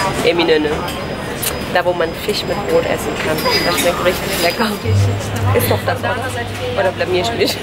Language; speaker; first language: German; early bilingual, other home language; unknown